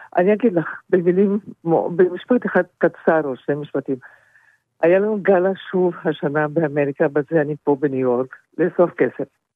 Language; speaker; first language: Hebrew; non-native, fluent; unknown